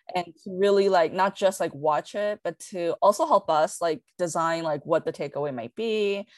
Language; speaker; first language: English; native; English